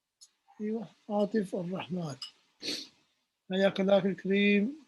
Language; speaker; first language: Arabic; non-native, fluent; English